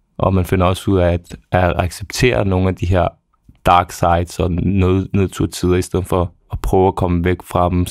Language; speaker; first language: Danish; early bilingual, other home language; Serbian